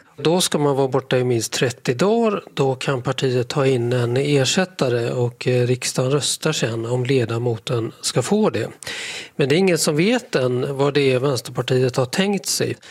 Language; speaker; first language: Swedish; native; Swedish